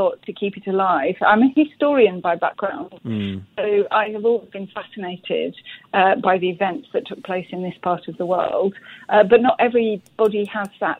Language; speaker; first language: English; native; English